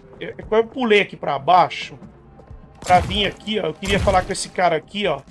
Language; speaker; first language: Portuguese; native; Portuguese